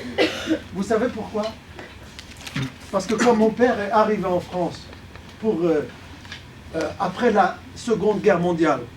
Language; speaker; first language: French; early bilingual, other home language; Arabic